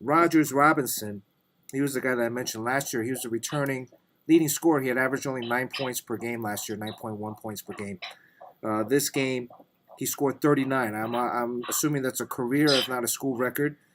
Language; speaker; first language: English; native; English